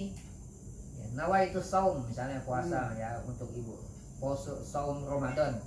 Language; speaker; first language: Indonesian; native; Indonesian